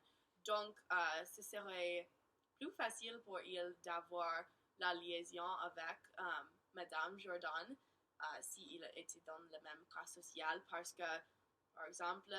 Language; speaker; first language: French; non-native, learner; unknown